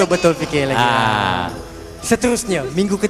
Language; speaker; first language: Malay; native; Malay